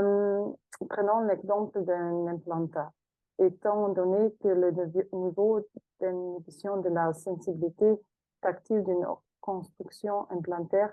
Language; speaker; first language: French; non-native, fluent; German